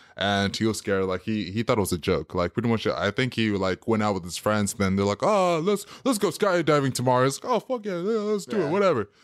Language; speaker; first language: English; native; English